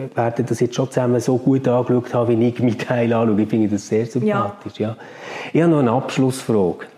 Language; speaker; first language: German; native; German